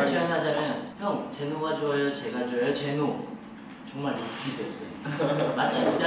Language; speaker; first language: Korean; native; Korean